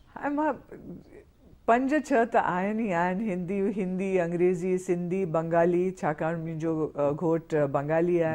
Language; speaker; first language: Sindhi; early bilingual, heritage; Sindhi